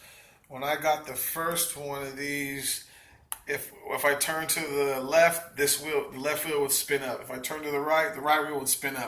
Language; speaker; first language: English; native; English